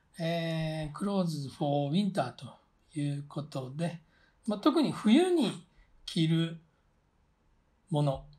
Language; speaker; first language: Japanese; native; Japanese